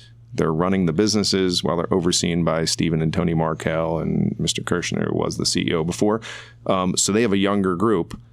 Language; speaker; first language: English; native; English